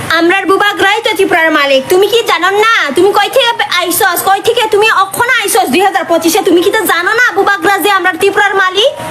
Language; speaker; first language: Bangla; non-native, local second language; Kok Borok